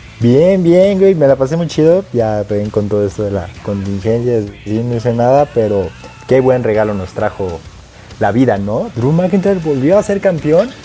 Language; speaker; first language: Spanish; native; Spanish